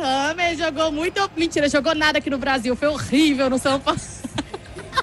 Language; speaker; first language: Spanish; non-native, learner; Portuguese